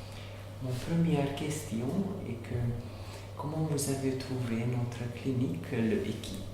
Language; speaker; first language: French; non-native, learner; Hungarian